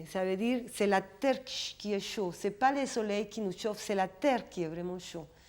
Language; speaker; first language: French; non-native, fluent; Spanish